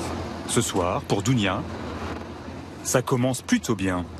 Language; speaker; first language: French; native; French